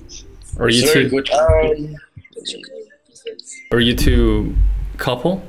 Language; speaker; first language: English; non-native, fluent; Korean